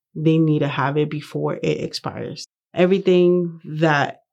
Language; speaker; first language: English; early bilingual, other home language; Spanish